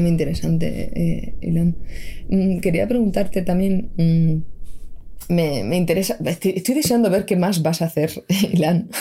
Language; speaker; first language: Spanish; native; Spanish